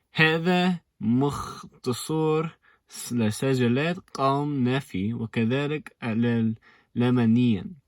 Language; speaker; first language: Arabic; non-native, learner; English